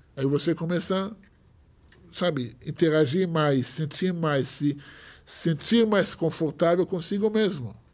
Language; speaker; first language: Portuguese; non-native, fluent; Hebrew